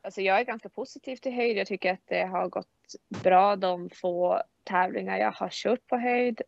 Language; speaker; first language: Swedish; native; Swedish